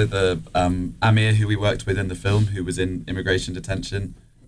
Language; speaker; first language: English; native; English